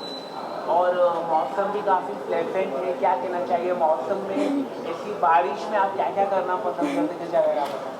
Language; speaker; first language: Hindi; native; Hindi